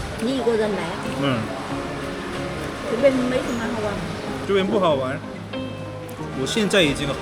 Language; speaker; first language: Chinese; non-native, learner; Korean